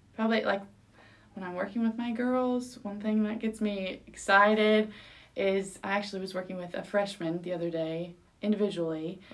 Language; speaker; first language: English; early bilingual, other home language; Spanish